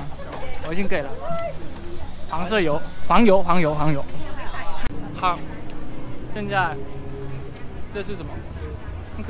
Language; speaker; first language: Chinese; non-native, learner; Thai